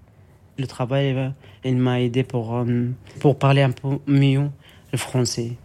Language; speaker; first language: French; non-native, learner; Arabic